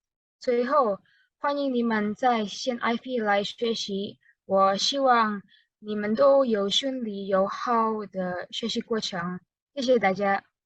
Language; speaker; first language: Chinese; non-native, learner; Indonesian